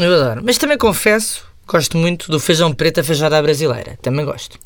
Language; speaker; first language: Portuguese; native; Portuguese